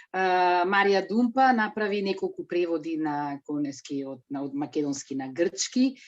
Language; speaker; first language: Macedonian; native; Macedonian